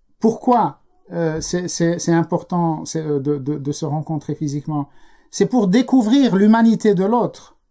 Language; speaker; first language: French; non-native, local second language; Arabic